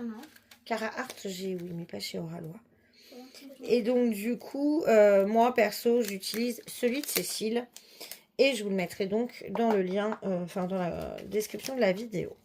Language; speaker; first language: French; native; French